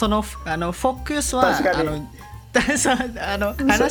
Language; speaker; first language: Japanese; non-native, learner; Indonesian